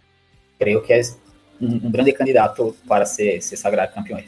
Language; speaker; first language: Spanish; non-native, learner; Portuguese